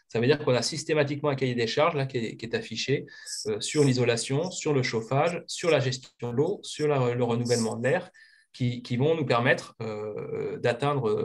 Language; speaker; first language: French; native; French